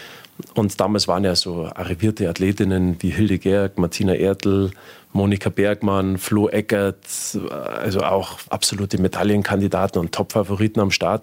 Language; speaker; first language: German; native; German